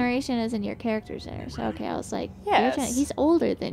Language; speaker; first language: English; native; English